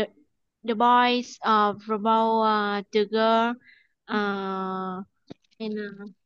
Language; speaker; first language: English; non-native, learner; Vietnamese